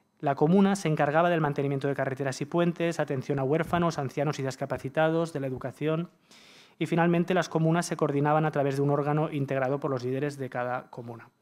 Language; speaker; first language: Spanish; native; Spanish